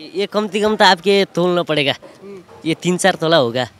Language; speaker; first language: Hindi; non-native, local second language; Nepali